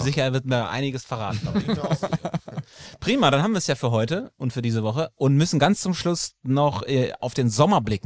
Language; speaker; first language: German; native; German